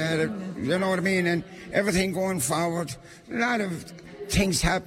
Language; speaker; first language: English; native; English